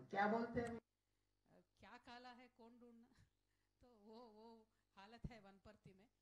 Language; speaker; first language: Hindi; non-native, local second language; Telugu